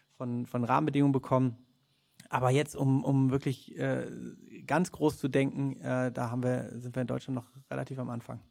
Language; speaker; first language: German; native; German